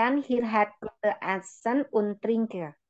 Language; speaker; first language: German; non-native, learner; Indonesian